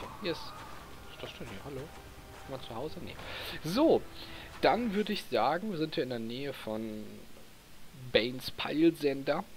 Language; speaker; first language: German; native; German